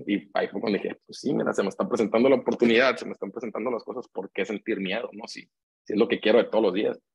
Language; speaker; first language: Spanish; native; Spanish